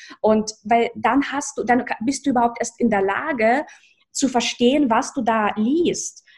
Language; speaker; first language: German; early bilingual, other home language; Russian